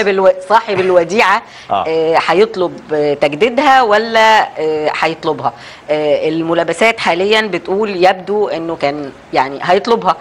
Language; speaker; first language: Arabic; native; Arabic